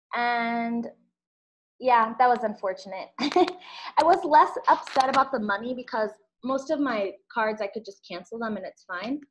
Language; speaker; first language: English; native; English